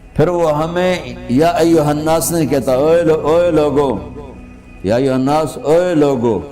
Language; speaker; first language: Urdu; non-native, local second language; Punjabi